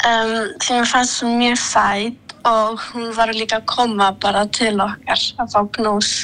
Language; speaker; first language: Icelandic; early bilingual, other home language; Polish